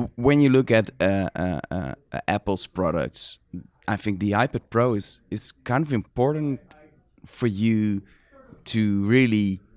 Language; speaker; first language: English; non-native, fluent; Dutch